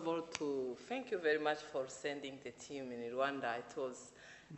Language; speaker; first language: English; non-native, local second language; Kinyarwanda